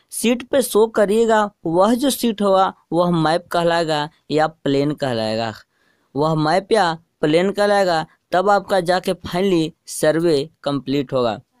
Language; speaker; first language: Hindi; native; Hindi